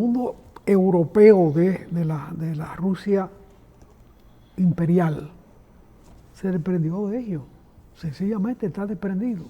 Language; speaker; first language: Spanish; native; Spanish